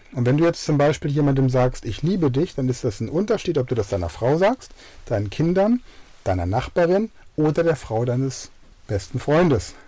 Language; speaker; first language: German; native; German